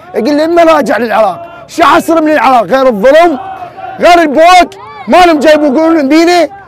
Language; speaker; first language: Arabic; native; Arabic